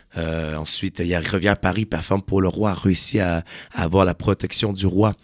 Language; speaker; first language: French; native; French